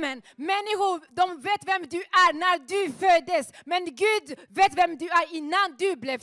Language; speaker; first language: Swedish; non-native, fluent; Rundi